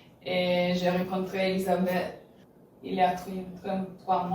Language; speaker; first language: French; non-native, learner; Italian